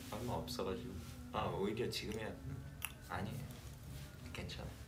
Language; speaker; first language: Korean; early bilingual, heritage; Korean